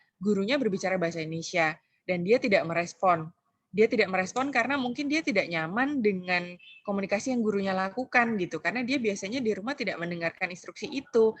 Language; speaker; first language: Indonesian; native; Indonesian